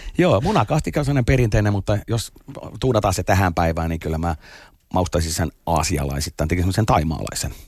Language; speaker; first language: Finnish; native; Finnish